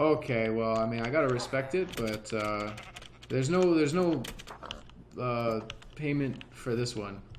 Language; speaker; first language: English; native; English